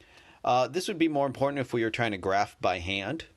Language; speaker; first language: English; native; English